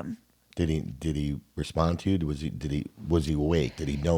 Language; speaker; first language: English; native; English